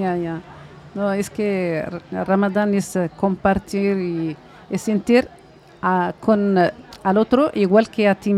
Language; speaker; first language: Spanish; non-native, fluent; Arabic